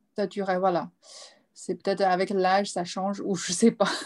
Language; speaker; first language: French; non-native, fluent; Chinese